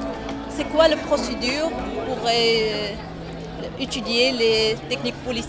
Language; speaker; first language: French; non-native, fluent; Arabic